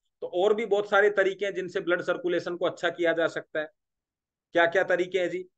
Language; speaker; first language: Hindi; non-native, local second language; Marathi